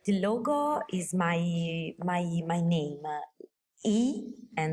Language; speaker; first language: English; non-native, learner; Italian